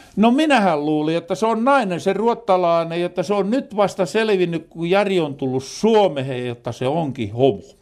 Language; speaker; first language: Finnish; native; Finnish